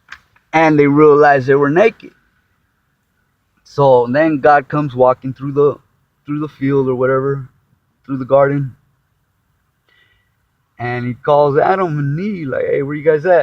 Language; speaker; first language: English; native; English